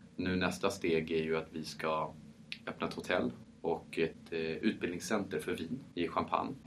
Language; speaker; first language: Swedish; early bilingual, heritage; Swedish